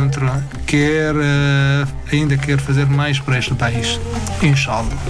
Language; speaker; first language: Portuguese; non-native, learner; Arabic